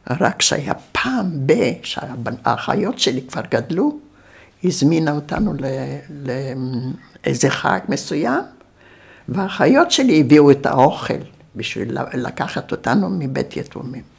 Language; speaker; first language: Hebrew; early bilingual, other home language; Yiddish